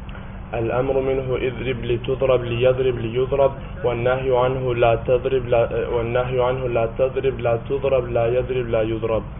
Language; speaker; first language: Arabic; non-native, learner; Urdu